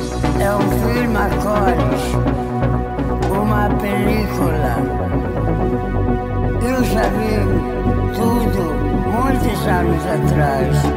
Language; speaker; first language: Italian; non-native, learner; Portuguese